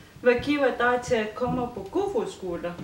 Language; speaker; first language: Danish; non-native, local second language; Kalaallisut